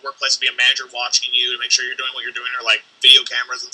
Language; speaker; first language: English; native; English